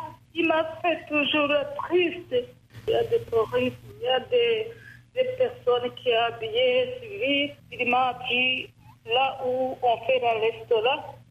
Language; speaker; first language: French; non-native, learner; Rundi